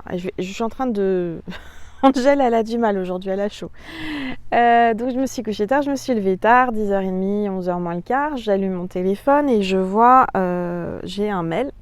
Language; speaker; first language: French; native; French